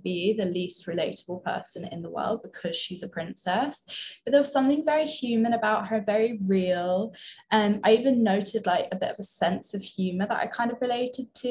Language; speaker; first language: English; native; English